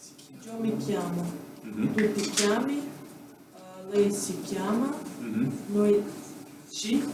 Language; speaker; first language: Italian; non-native, learner; Russian